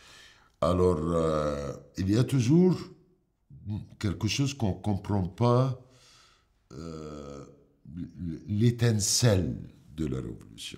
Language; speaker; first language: French; non-native, fluent; Arabic